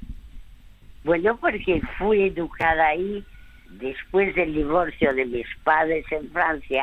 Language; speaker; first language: Spanish; early bilingual, other home language; French